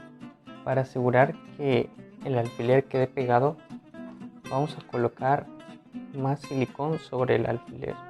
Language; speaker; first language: Spanish; native; Spanish